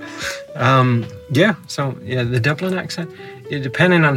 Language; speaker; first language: English; native; English